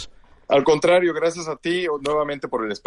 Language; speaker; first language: Spanish; native; Spanish